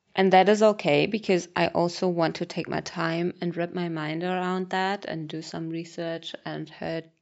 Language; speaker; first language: English; non-native, fluent; German